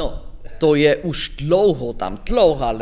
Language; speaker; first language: Czech; non-native, learner; German